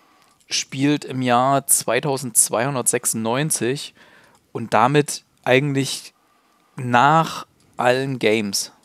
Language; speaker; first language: German; native; German